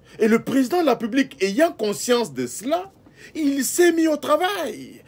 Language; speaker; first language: French; non-native, local second language; Lingala